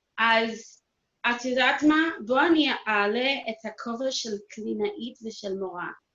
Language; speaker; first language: Hebrew; non-native, fluent; English